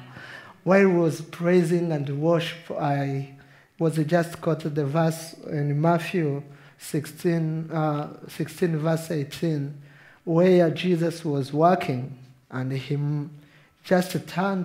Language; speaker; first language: English; non-native, local second language; Kinyarwanda